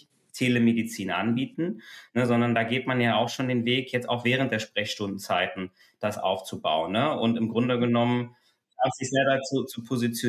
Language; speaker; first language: German; native; German